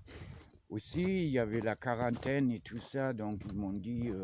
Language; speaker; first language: French; non-native, fluent; German